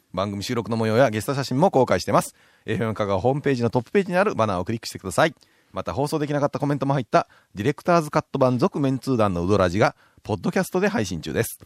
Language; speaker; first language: Japanese; native; Japanese